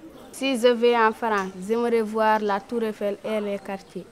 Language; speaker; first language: French; non-native, local second language; Fula